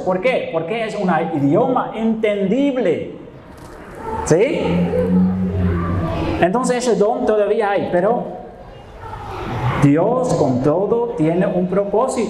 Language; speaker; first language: Spanish; non-native, fluent; Dutch